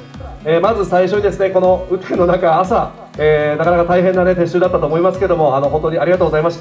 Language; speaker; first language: Japanese; native; Japanese